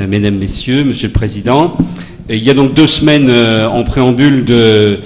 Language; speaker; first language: French; native; French